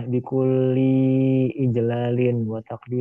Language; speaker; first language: Arabic; non-native, learner; Indonesian